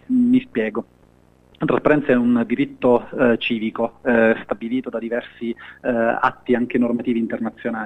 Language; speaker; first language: Italian; native; Italian